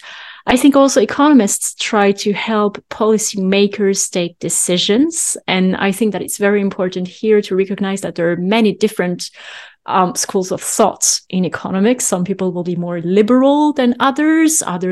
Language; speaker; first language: English; non-native, fluent; French